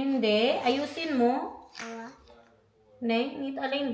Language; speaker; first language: Dutch; non-native, learner; Filipino